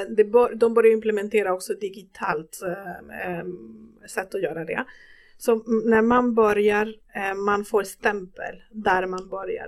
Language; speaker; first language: Swedish; non-native, fluent; Spanish